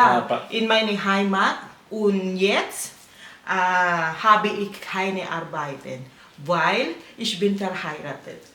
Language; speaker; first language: German; non-native, learner; Filipino